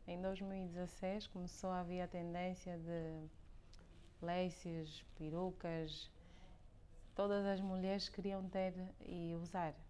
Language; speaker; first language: Portuguese; native; Portuguese